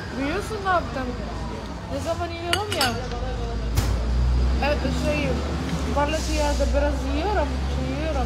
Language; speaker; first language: Turkish; non-native, learner; Arabic